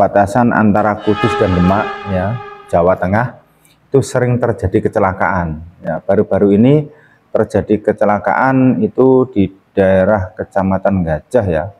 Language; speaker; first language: Indonesian; native; Indonesian